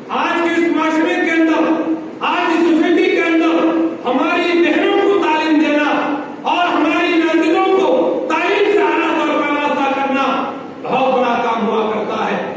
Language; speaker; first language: Urdu; native; Urdu